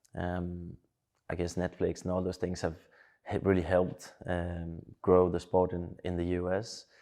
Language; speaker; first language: English; non-native, fluent; Danish